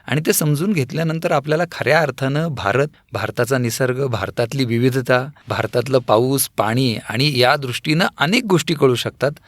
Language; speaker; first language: Marathi; native; Marathi